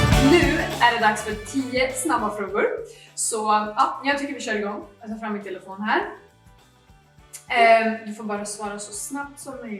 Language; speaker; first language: Swedish; native; Swedish